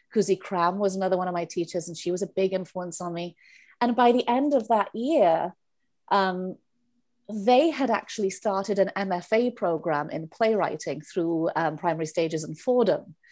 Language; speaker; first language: English; native; English